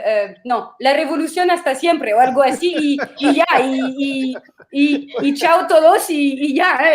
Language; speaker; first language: Spanish; non-native, fluent; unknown